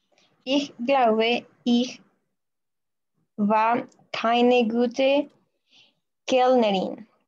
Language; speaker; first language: German; non-native, learner; Spanish